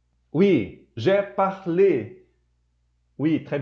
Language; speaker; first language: French; non-native, fluent; Portuguese